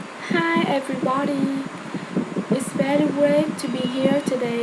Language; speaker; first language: English; non-native, learner; Vietnamese